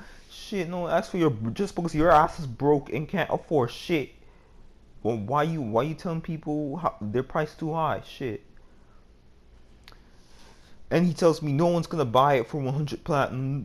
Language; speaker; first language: English; native; English